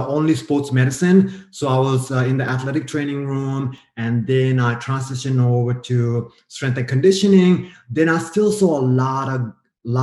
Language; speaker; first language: English; non-native, fluent; Sinhala